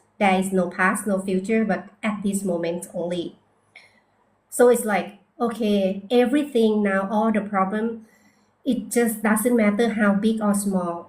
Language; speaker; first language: English; non-native, learner; Thai